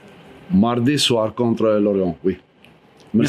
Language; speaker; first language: French; non-native, fluent; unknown